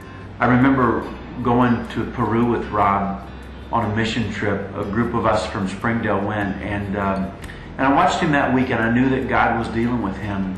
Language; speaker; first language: English; native; English